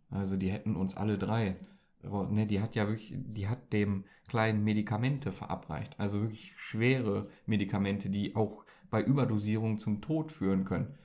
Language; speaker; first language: German; early bilingual, other home language; Turkish